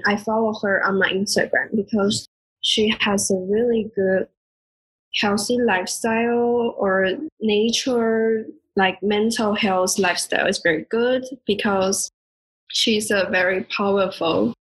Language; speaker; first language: English; non-native, learner; Chinese